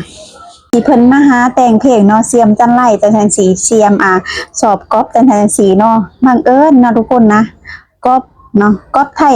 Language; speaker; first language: Thai; non-native, local second language; Northeastern Thai